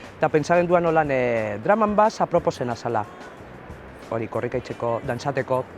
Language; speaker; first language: Basque; non-native, learner; Spanish